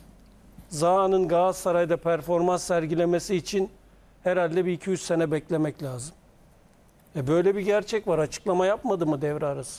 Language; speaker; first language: Turkish; native; Turkish